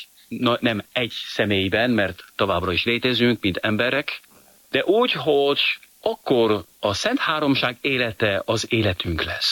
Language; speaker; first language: Hungarian; non-native, fluent; French